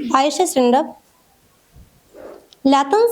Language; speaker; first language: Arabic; non-native, learner; Urdu